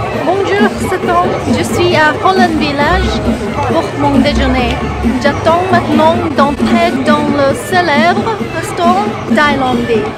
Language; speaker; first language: French; non-native, learner; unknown